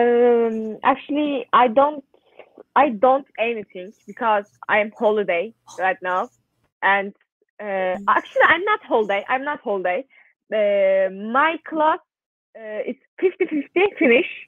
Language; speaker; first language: English; non-native, learner; Turkish